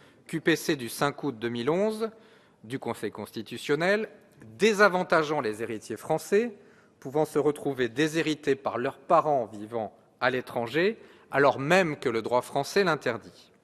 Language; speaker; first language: French; native; French